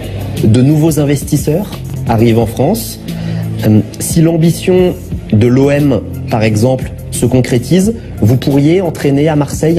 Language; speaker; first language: French; native; French